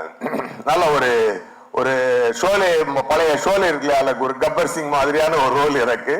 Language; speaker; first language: Tamil; native; Tamil